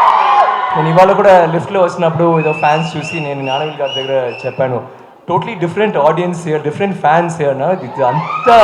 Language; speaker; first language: Telugu; non-native, local second language; Tamil